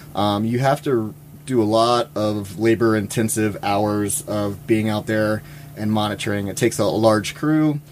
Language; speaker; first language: English; native; English